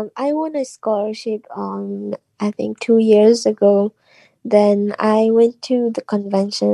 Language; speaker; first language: English; non-native, local second language; Nepali